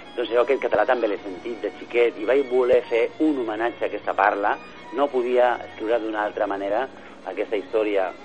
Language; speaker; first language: Catalan; non-native, local second language; Spanish